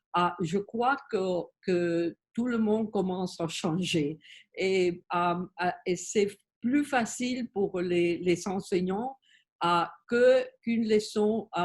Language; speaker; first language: French; non-native, learner; Spanish